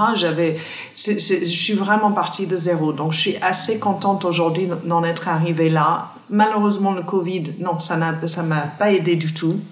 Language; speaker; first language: French; non-native, fluent; English